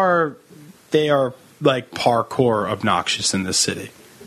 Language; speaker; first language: English; early bilingual, other home language; Italian